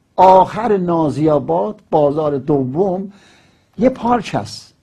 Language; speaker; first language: Persian; non-native, local second language; Azerbaijani